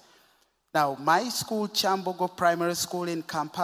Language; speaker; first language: English; non-native, local second language; Ganda